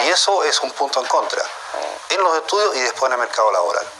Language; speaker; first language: Spanish; native; Spanish